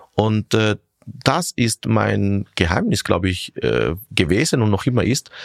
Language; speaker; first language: German; non-native, fluent; Italian